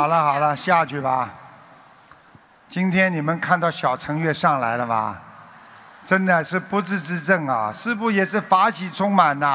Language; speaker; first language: Chinese; native; Chinese